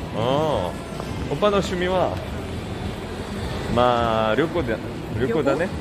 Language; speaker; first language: Japanese; non-native, learner; Korean